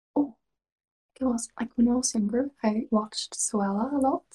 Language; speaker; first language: English; non-native, fluent; Swedish